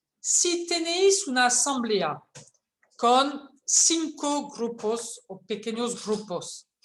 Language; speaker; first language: Spanish; non-native, fluent; French